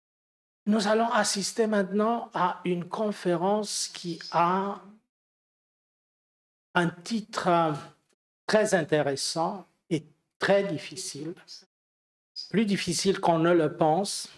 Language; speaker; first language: French; non-native, fluent; Romanian